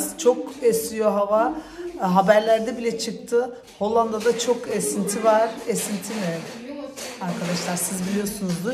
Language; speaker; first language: Turkish; early bilingual, heritage; Turkish